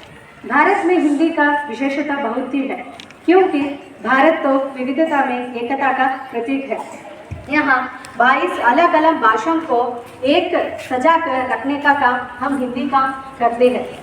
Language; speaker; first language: Hindi; non-native, local second language; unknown